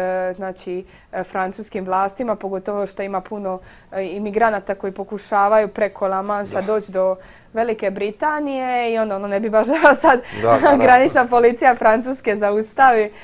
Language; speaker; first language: Croatian; native; Croatian